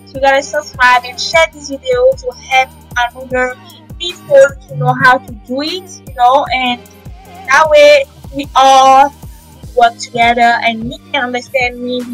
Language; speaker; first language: English; non-native, fluent; French